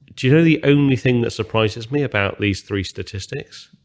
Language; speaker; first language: English; native; English